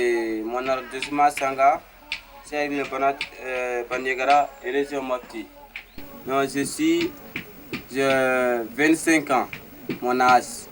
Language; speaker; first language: French; non-native, learner; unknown